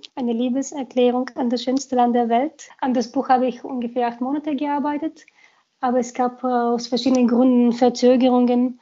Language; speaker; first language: German; non-native, fluent; Bulgarian